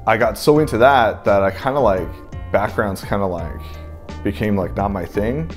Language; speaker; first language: English; native; English